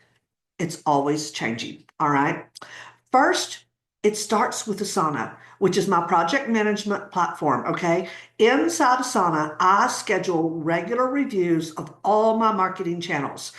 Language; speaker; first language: English; native; English